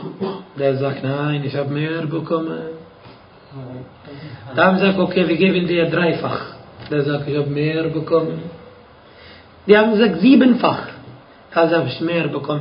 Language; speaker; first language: German; non-native, fluent; Arabic